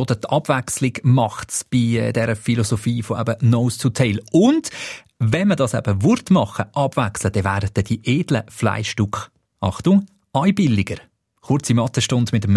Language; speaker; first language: German; native; German